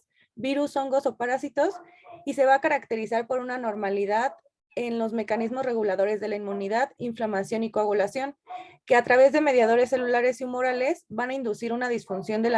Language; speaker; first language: Spanish; native; Spanish